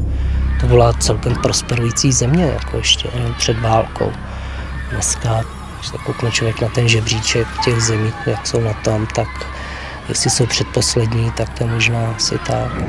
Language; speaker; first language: Czech; native; Czech